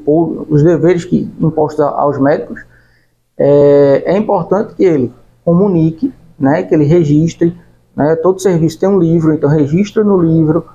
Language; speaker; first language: Portuguese; native; Portuguese